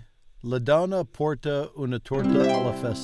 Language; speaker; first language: Italian; non-native, learner; English